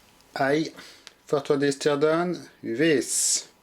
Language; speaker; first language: English; non-native, fluent; French